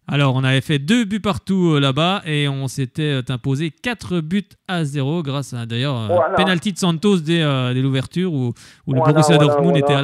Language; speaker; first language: French; native; French